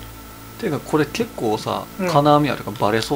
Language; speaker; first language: Japanese; native; Japanese